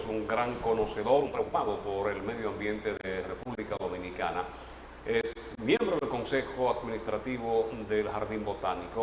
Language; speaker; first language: Spanish; native; Spanish